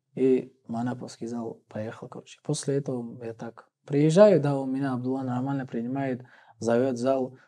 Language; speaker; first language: Russian; non-native, local second language; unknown